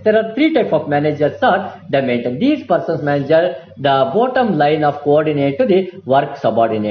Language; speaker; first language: English; non-native, local second language; Kannada